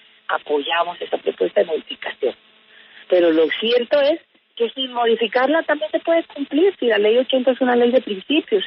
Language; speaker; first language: Spanish; native; Spanish